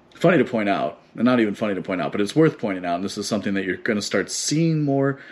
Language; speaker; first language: English; native; English